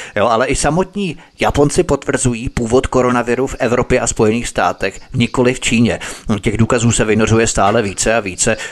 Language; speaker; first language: Czech; native; Czech